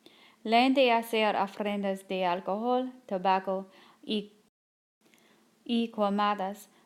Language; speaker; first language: Spanish; non-native, learner; English